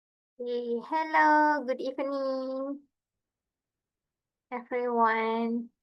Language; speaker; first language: English; non-native, fluent; Indonesian